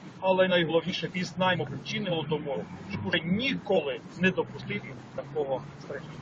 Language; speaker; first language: Ukrainian; native; Ukrainian